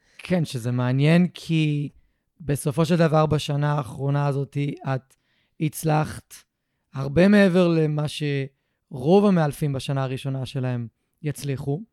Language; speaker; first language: Hebrew; native; Hebrew